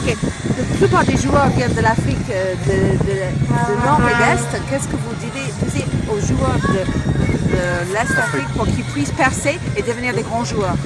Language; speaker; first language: French; non-native, local second language; Kinyarwanda